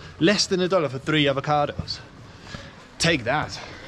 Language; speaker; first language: English; non-native, fluent; Danish